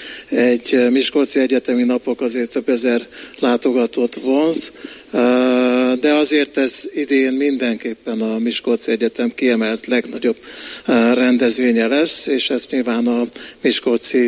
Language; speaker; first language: Hungarian; native; Hungarian